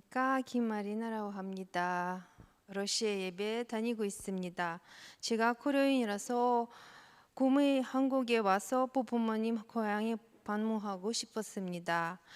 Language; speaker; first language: Korean; non-native, learner; Russian